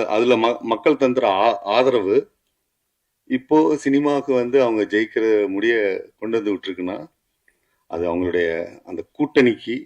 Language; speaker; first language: Tamil; native; Tamil